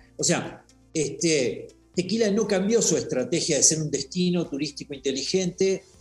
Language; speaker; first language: Spanish; native; Spanish